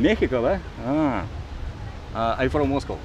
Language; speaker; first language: English; non-native, learner; Russian